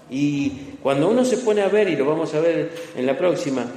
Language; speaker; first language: Spanish; native; Spanish